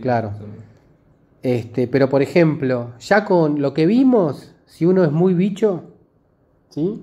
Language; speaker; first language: Spanish; native; Spanish